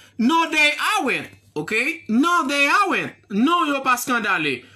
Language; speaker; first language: English; non-native, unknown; Haitian Creole